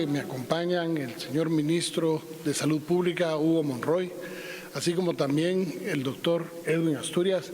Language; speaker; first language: Spanish; native; Spanish